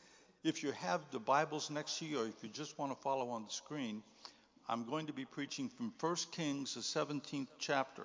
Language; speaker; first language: English; native; English